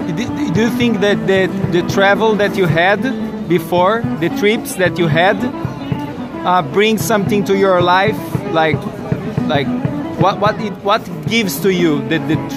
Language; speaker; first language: English; non-native, learner; Portuguese